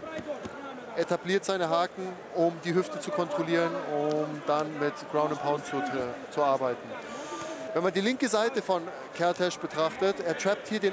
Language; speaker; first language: German; native; German